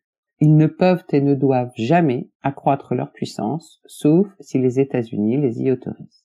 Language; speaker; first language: French; native; French